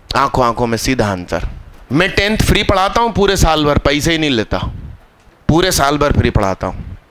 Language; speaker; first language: Hindi; non-native, local second language; Gujarati